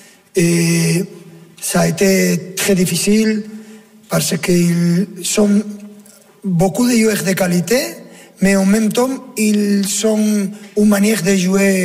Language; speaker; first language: French; non-native, fluent; Portuguese